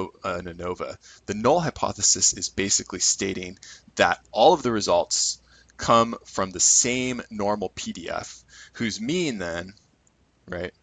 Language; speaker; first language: English; native; English